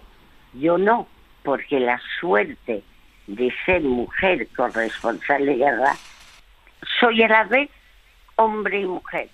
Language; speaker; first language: Spanish; early bilingual, other home language; French